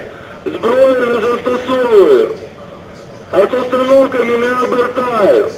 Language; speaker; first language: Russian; non-native, local second language; Ukrainian